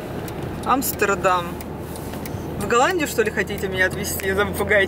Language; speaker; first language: Russian; native; Russian